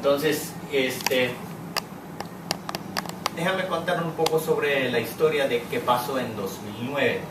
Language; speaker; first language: Spanish; non-native, fluent; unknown